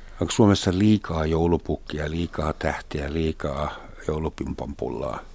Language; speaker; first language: Finnish; non-native, fluent; German